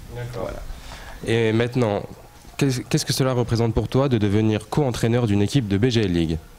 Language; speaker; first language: French; native; French